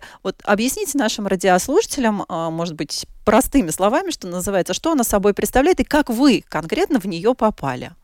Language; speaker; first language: Russian; native; Russian